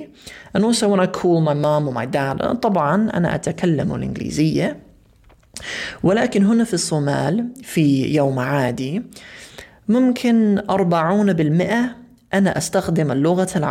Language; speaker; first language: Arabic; non-native, fluent; English